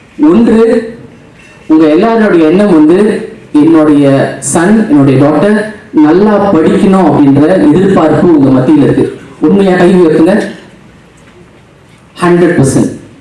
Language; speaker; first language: Tamil; native; Tamil